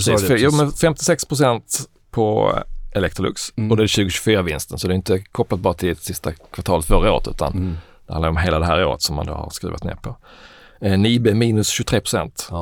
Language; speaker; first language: Swedish; native; Swedish